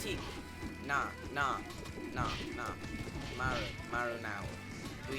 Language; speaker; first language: Welsh; non-native, local second language; English